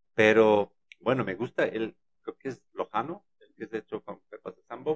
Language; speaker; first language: Spanish; non-native, fluent; German